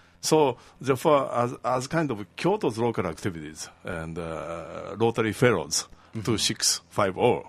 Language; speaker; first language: English; non-native, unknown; Japanese